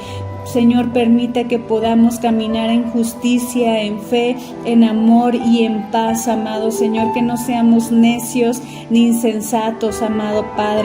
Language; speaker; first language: Spanish; native; Spanish